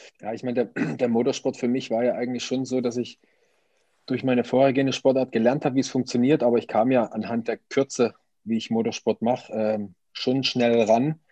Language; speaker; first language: German; native; German